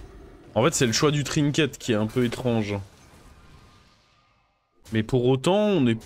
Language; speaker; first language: French; native; French